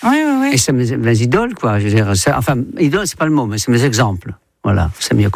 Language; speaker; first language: French; non-native, fluent; Dutch